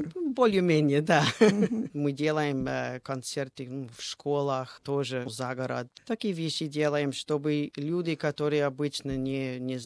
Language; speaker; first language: Russian; non-native, fluent; English